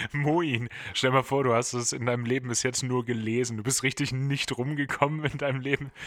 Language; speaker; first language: German; native; German